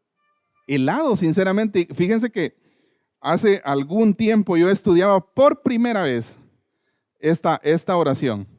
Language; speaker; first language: Spanish; native; Spanish